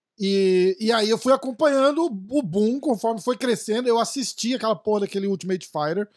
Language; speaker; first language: Portuguese; native; Portuguese